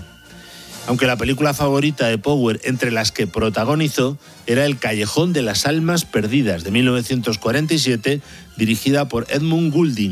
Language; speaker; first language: Spanish; native; Spanish